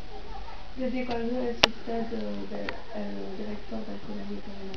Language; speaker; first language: Spanish; non-native, learner; French